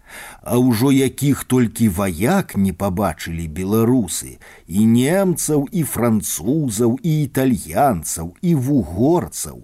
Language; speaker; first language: Belarusian; native; Belarusian